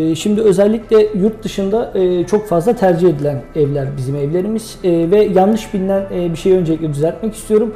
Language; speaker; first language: Turkish; native; Turkish